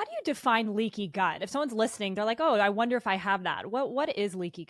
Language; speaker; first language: English; native; English